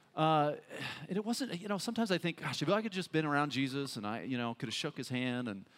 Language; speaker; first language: English; native; English